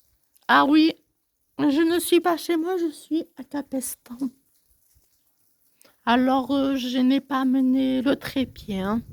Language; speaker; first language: French; native; French